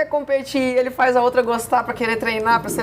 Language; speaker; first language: Portuguese; native; Portuguese